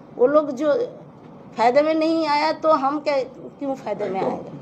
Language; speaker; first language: Hindi; non-native, local second language; Bangla